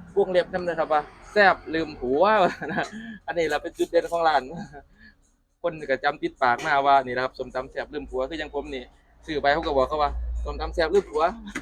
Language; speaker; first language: Thai; native; Thai